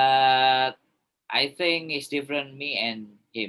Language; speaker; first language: English; non-native, learner; Indonesian